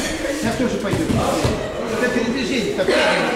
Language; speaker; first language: Russian; native; Russian